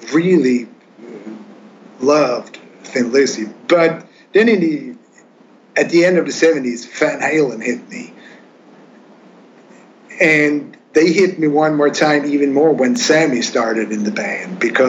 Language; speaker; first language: English; non-native, fluent; Swedish